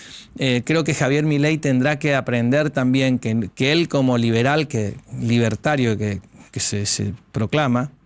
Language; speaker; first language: Spanish; native; Spanish